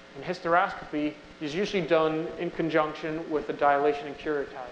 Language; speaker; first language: English; native; English